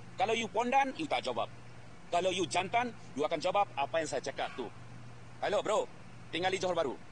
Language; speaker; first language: Malay; non-native, fluent; Bangla